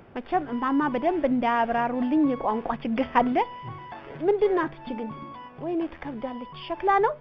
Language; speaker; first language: Amharic; native; Amharic